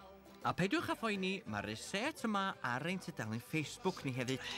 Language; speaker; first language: Welsh; native; Welsh